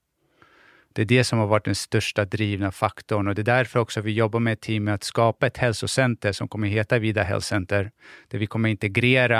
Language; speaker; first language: Swedish; early bilingual, other home language; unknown